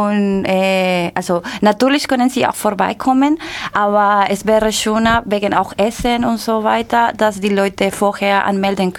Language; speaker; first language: German; non-native, learner; Spanish